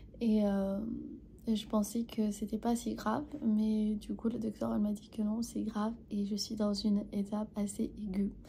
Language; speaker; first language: French; non-native, fluent; Armenian